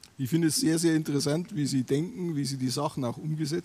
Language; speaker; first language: German; native; German